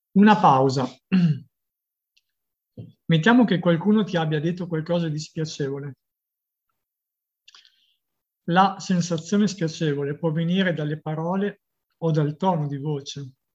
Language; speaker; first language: Italian; native; Italian